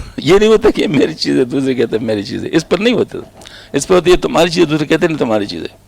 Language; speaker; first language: Urdu; non-native, local second language; Pashto